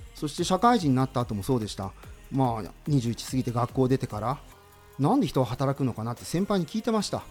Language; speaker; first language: Japanese; native; Japanese